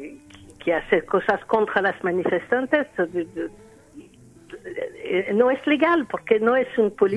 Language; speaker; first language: Spanish; non-native, learner; French